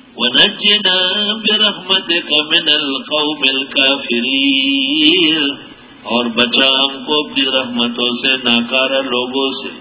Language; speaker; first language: Urdu; non-native, local second language; Pashto